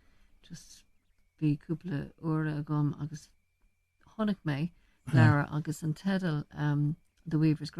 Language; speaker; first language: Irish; non-native, local second language; English